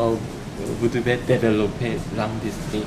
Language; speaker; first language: French; non-native, learner; Korean